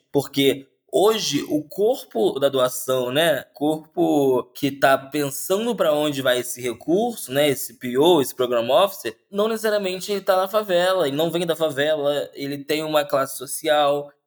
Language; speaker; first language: Portuguese; native; Portuguese